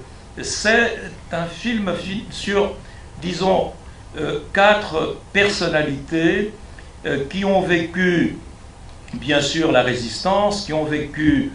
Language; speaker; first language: French; native; French